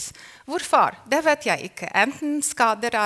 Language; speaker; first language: Norwegian; non-native, fluent; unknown